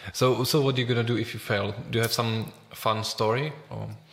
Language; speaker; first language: English; non-native, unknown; Czech